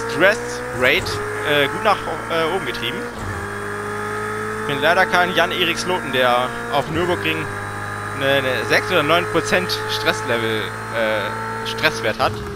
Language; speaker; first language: German; native; German